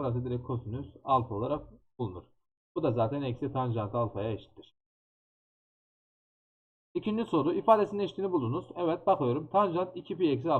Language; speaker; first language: Turkish; native; Turkish